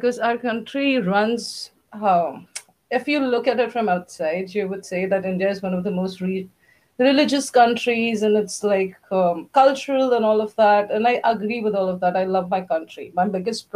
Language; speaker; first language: English; non-native, local second language; Hindi